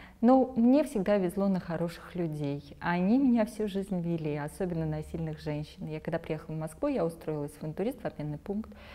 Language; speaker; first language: Russian; non-native, local second language; Armenian